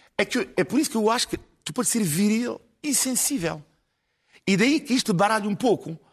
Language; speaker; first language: Portuguese; non-native, fluent; French